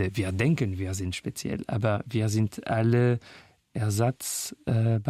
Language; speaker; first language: German; non-native, local second language; French